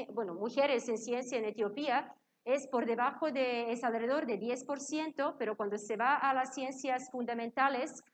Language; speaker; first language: Spanish; non-native, fluent; Serbian